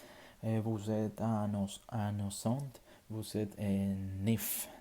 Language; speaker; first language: French; non-native, learner; Spanish